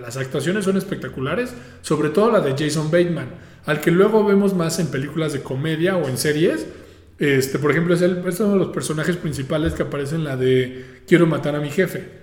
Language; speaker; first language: Spanish; native; Spanish